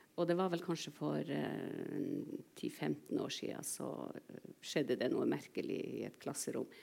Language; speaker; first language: Norwegian; non-native, local second language; Northern Sami